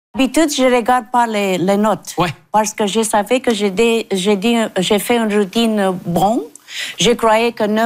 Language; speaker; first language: French; non-native, fluent; Romanian